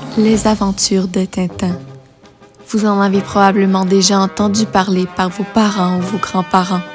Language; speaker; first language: French; native; French